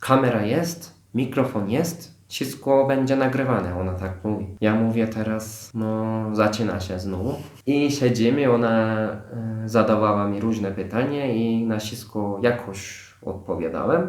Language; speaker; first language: Polish; non-native, fluent; Turkish